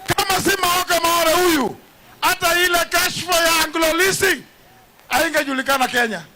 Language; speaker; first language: Swahili; non-native, local second language; Embu